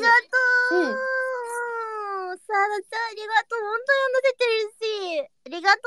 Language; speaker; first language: Japanese; native; Japanese